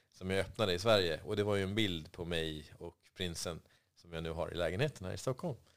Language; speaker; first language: Swedish; native; Swedish